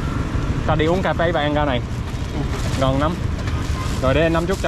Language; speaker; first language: Vietnamese; non-native, learner; English